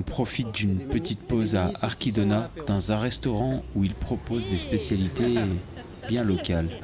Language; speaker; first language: French; native; French